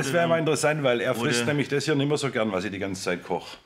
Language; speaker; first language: German; native; German